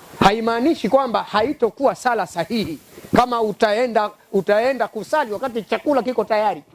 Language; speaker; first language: Swahili; native; Swahili